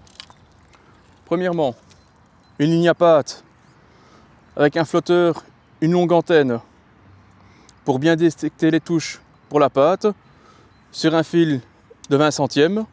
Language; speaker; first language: French; native; French